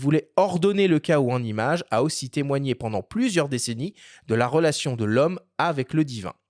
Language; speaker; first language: French; native; French